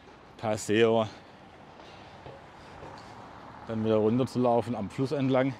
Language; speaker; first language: German; native; German